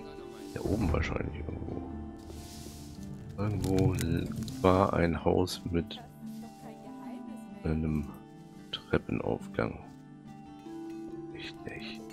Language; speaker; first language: German; native; German